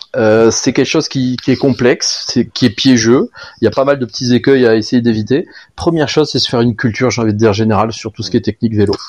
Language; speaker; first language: French; native; French